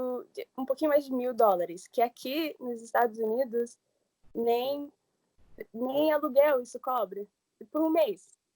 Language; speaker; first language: Portuguese; early bilingual, heritage; English